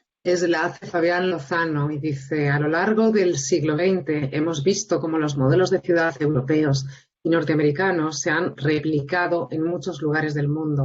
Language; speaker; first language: Spanish; native; Spanish